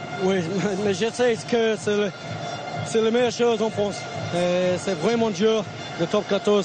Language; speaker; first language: French; non-native, learner; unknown